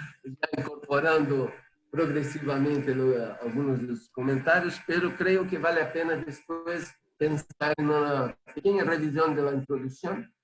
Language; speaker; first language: Spanish; non-native, fluent; Portuguese